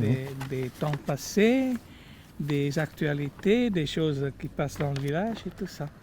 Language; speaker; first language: French; non-native, fluent; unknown